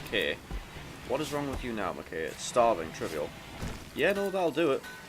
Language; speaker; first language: English; native; English